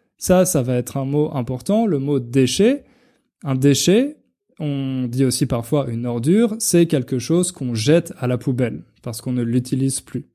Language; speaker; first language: French; native; French